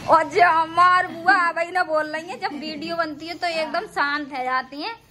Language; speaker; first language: Hindi; native; Hindi